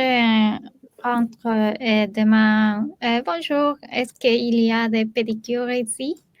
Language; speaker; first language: French; non-native, learner; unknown